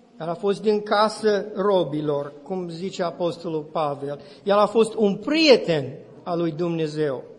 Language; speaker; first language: Romanian; non-native, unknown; English